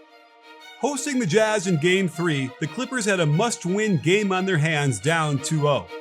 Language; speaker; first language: English; native; English